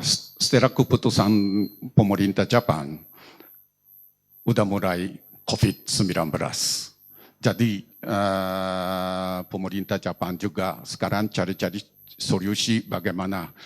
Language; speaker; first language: Indonesian; non-native, learner; Japanese